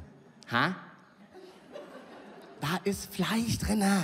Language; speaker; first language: German; early bilingual, other home language; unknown